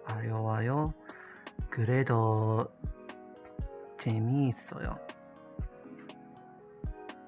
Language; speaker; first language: Korean; non-native, learner; English